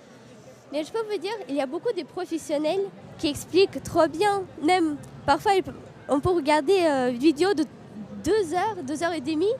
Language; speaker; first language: French; non-native, fluent; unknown